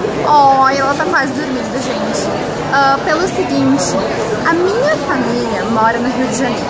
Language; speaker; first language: Portuguese; native; Portuguese